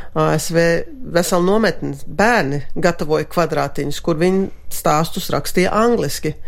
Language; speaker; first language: Latvian; early bilingual, heritage; Latvian